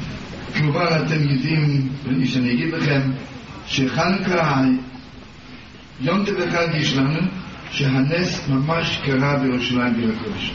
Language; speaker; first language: Hebrew; non-native, learner; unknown